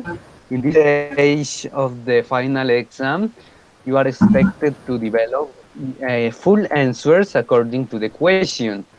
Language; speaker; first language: English; non-native, fluent; Spanish